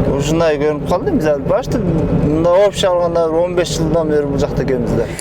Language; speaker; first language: Kyrgyz; native; Kyrgyz